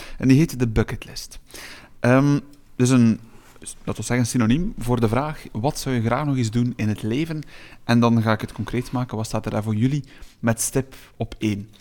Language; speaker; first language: Dutch; native; Dutch